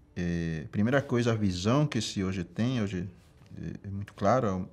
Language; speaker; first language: Portuguese; native; Portuguese